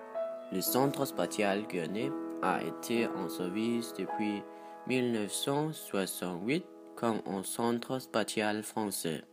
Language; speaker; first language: French; non-native, learner; Danish